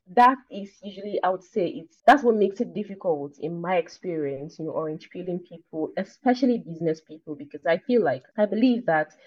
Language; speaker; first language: English; non-native, local second language; Igbo